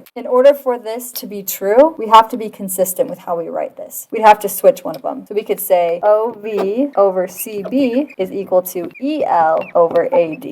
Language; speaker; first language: English; native; English